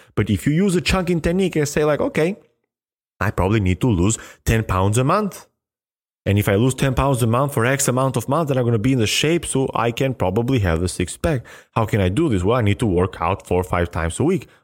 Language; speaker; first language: English; non-native, fluent; Albanian